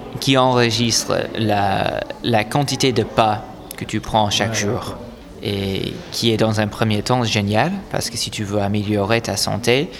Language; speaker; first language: French; non-native, fluent; English